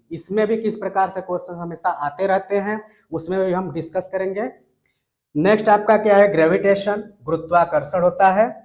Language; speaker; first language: Hindi; native; Hindi